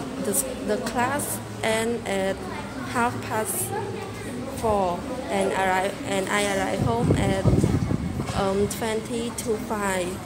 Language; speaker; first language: English; non-native, learner; Khmer